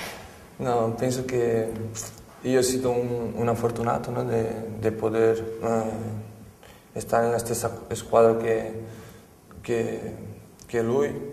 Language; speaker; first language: Italian; non-native, fluent; Portuguese